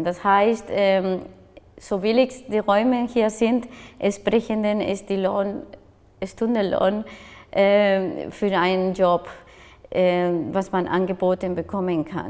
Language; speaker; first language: German; non-native, fluent; Spanish